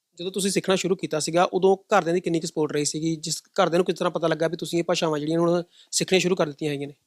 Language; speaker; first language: Punjabi; native; Punjabi